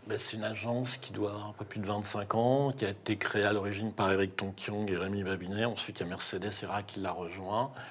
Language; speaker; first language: French; native; French